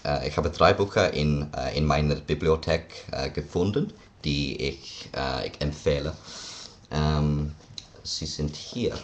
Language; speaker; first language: German; non-native, learner; English